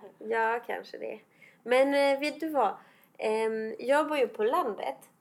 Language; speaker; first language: Swedish; non-native, fluent; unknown